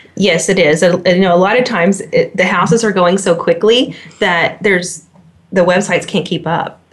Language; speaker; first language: English; native; English